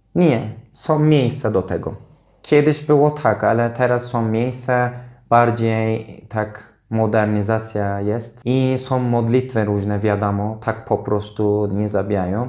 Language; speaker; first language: Polish; non-native, fluent; Turkish